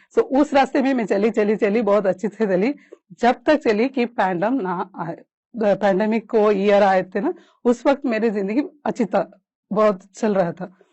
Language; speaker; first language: Hindi; non-native, local second language; Kannada